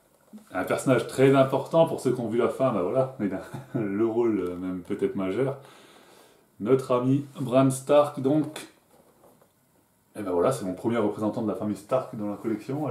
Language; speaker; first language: French; native; French